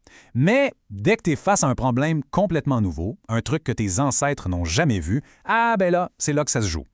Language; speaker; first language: French; native; French